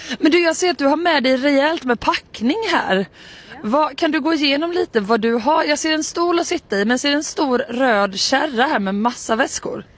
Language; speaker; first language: Swedish; native; Swedish